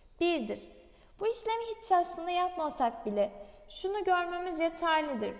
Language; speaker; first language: Turkish; native; Turkish